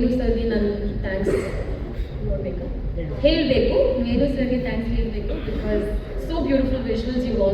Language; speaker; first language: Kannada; non-native, learner; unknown